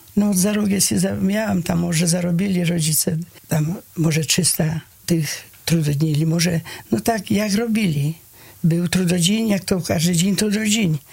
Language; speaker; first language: Polish; early bilingual, heritage; Polish